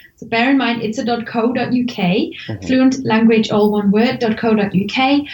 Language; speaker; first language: English; non-native, fluent; German